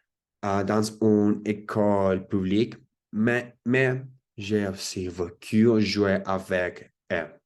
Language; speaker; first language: French; non-native, learner; Spanish